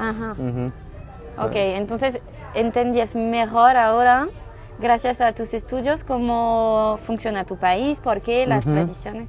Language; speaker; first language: Spanish; non-native, learner; French